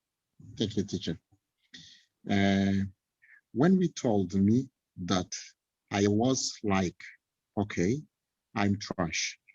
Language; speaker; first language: English; non-native, learner; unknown